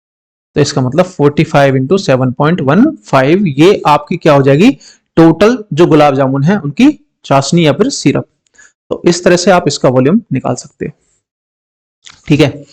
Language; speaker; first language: Hindi; native; Hindi